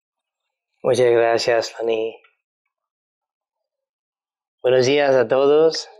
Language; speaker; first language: Spanish; non-native, fluent; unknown